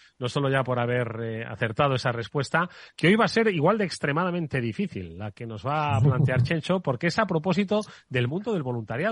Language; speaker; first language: Spanish; native; Spanish